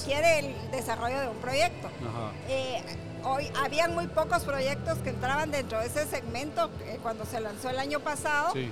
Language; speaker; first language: Spanish; native; Spanish